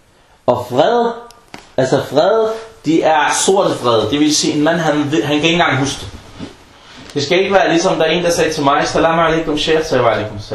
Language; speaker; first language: Danish; non-native, fluent; Arabic